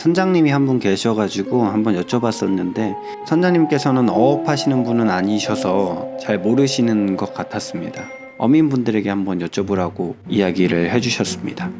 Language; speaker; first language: Korean; native; Korean